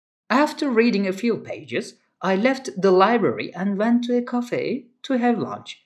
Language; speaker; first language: English; non-native, fluent; Turkish